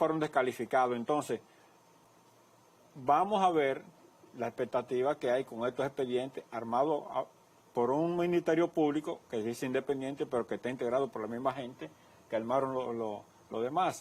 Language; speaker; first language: Spanish; native; Spanish